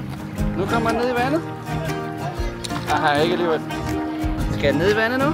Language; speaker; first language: Danish; native; Danish